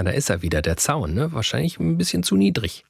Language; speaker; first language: German; native; German